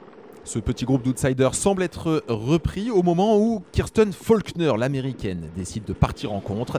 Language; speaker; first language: French; native; French